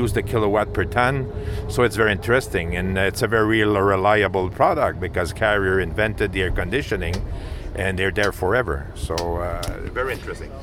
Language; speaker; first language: English; non-native, fluent; French